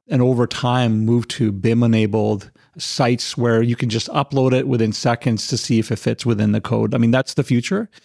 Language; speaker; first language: English; native; English